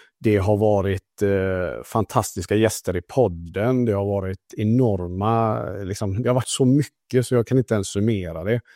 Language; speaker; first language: Swedish; early bilingual, other home language; Italian